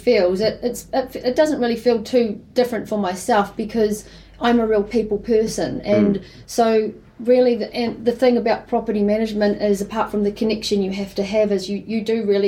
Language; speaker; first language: English; native; English